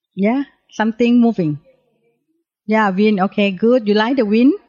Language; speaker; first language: English; non-native, learner; Thai